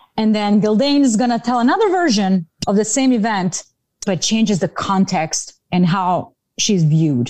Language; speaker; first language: English; non-native, fluent; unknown